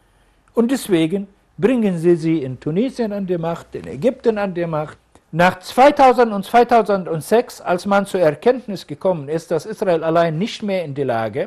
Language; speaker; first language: German; non-native, fluent; Arabic